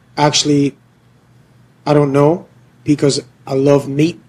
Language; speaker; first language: English; native; English